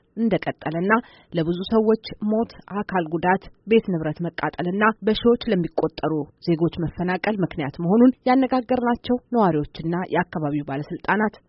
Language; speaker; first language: Amharic; native; Amharic